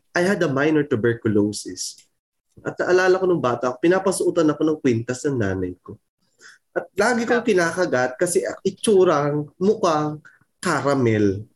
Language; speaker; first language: Filipino; non-native, local second language; Pampanga